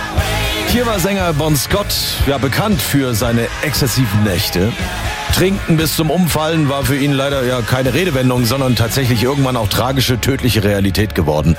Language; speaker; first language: German; native; German